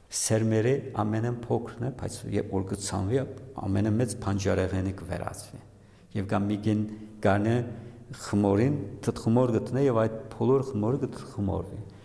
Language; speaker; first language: Armenian; early bilingual, heritage; Armenian